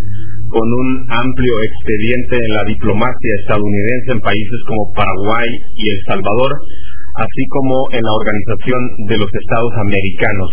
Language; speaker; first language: Spanish; native; Spanish